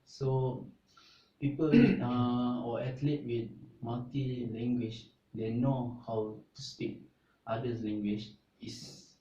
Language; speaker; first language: English; non-native, local second language; Malay